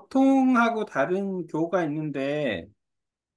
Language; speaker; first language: Korean; non-native, learner; Vietnamese